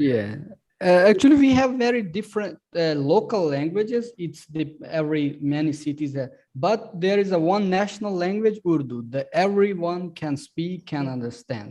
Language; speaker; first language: English; non-native, local second language; Urdu